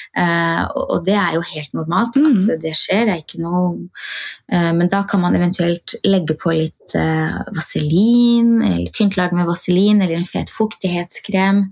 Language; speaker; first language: Norwegian; early bilingual, other home language; Arabic